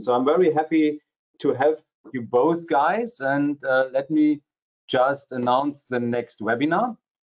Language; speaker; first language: English; non-native, fluent; German